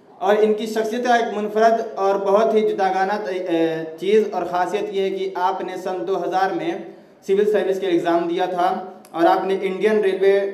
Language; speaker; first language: Urdu; native; Urdu